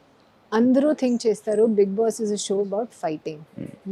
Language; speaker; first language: Telugu; non-native, learner; Hindi